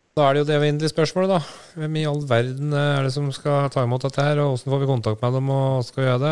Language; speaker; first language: Norwegian; native; Norwegian